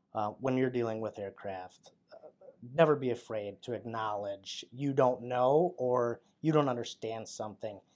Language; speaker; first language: English; native; English